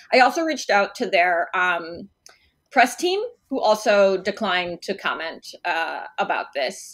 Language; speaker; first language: English; native; English